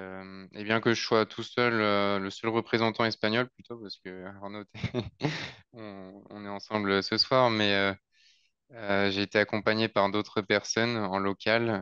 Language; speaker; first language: French; native; French